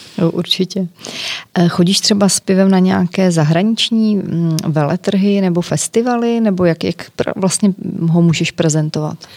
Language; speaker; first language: Czech; native; Czech